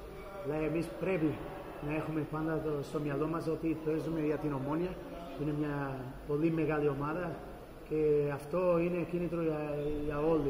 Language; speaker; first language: Greek; non-native, fluent; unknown